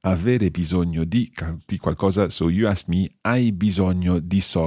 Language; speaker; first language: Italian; non-native, fluent; English